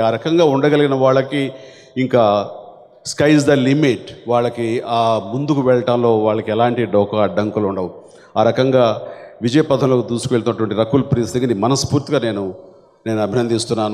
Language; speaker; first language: Telugu; native; Telugu